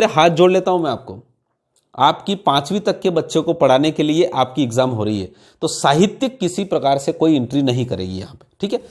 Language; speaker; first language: Hindi; native; Hindi